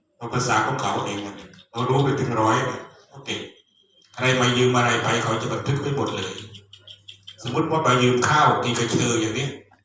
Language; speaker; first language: Thai; non-native, local second language; Khmer